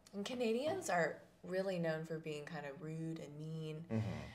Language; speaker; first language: English; native; English